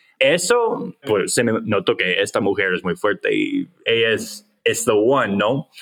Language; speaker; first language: Spanish; non-native, fluent; English